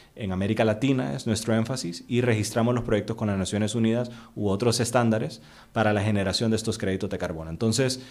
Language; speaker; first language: Spanish; native; Spanish